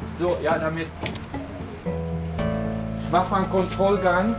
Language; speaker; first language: German; non-native, fluent; Swedish